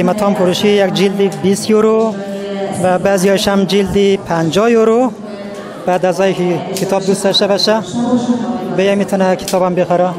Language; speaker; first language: Persian; native; Persian